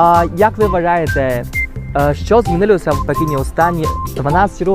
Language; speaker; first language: Ukrainian; non-native, learner; Chinese